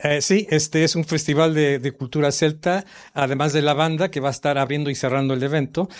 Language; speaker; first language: Spanish; early bilingual, heritage; Spanish